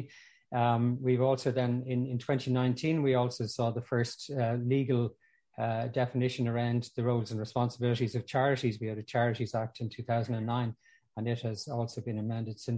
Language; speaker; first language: English; native; English